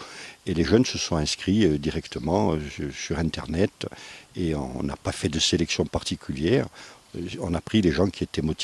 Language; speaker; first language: French; native; French